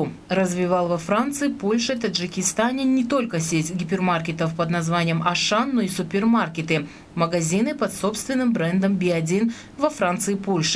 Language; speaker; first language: Russian; non-native, local second language; Tajik